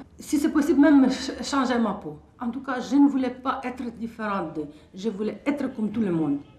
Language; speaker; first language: French; non-native, fluent; Russian